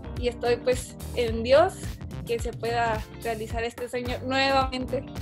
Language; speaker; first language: Spanish; native; Spanish